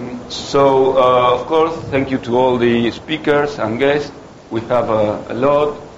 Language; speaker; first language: English; non-native, fluent; Spanish